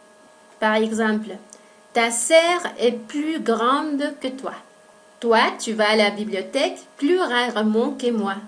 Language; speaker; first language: French; non-native, fluent; Spanish